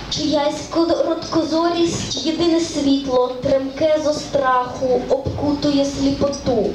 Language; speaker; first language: Ukrainian; native; Ukrainian